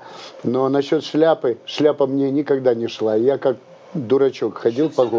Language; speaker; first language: Russian; native; Russian